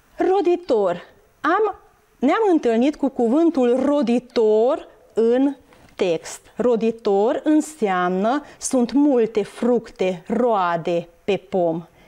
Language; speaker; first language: Romanian; non-native, local second language; Hungarian